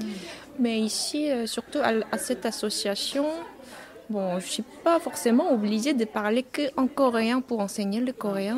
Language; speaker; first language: French; non-native, fluent; Korean